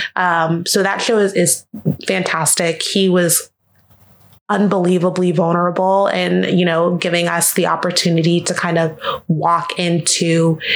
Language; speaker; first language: English; native; English